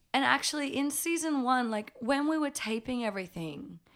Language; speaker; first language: English; early bilingual, other home language; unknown